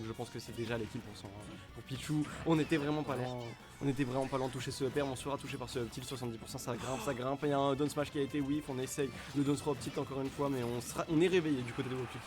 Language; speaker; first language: French; native; French